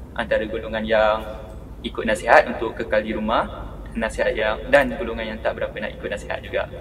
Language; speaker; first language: Malay; native; Malay